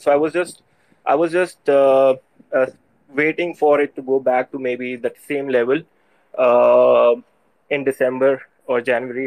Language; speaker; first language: English; non-native, local second language; Urdu